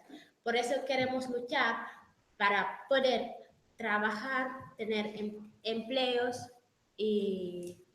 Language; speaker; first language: Spanish; non-native, fluent; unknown